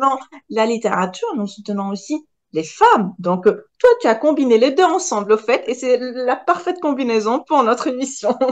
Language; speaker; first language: French; non-native, local second language; Arabic